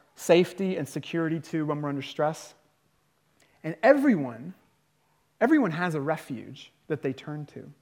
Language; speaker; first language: English; native; English